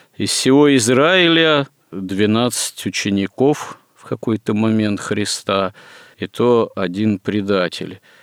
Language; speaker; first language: Russian; native; Russian